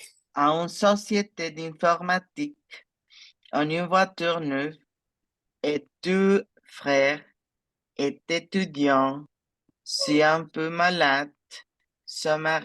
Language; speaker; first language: French; non-native, fluent; Spanish